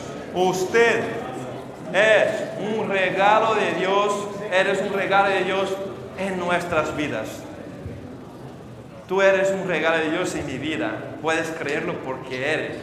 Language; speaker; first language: Spanish; non-native, fluent; Portuguese